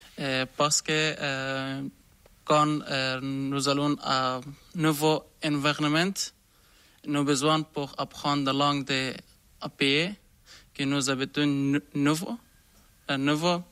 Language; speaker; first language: French; non-native, learner; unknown